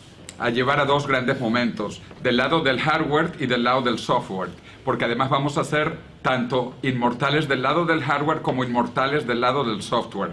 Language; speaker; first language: Spanish; native; Spanish